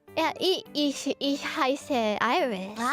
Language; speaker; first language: German; non-native, learner; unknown